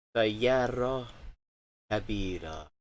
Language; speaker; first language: Arabic; non-native, learner; English